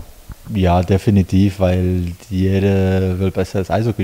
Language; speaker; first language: German; non-native, fluent; Czech